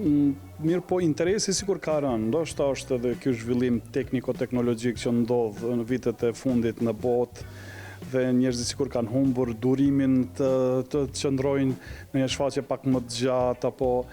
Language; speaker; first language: Albanian; native; Albanian